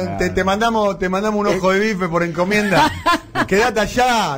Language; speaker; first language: Spanish; native; Spanish